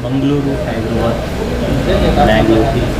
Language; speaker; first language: Kannada; non-native, fluent; Telugu